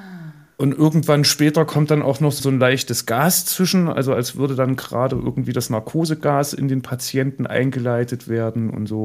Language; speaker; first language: German; native; German